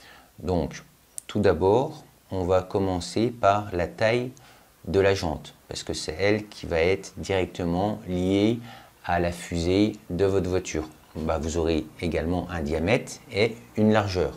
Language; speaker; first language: French; native; French